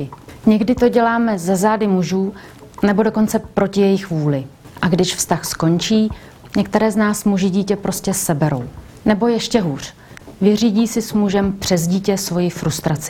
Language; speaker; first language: Czech; native; Czech